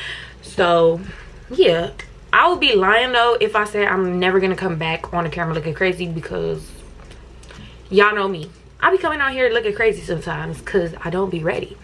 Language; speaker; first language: English; native; English